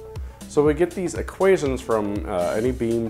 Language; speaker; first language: English; native; English